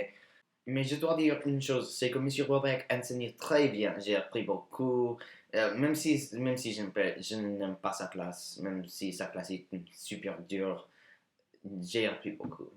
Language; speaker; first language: French; non-native, learner; English